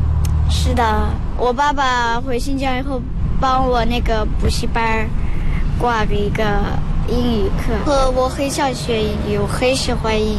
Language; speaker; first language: Chinese; non-native, local second language; Uyghur